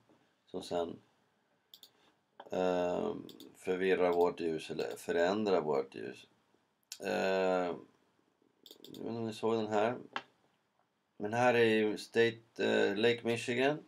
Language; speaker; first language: Swedish; native; Swedish